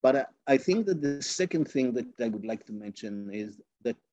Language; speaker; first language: English; non-native, fluent; Hebrew